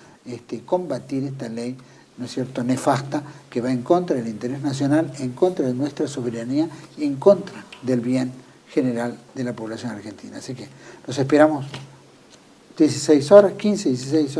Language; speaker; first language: Spanish; native; Spanish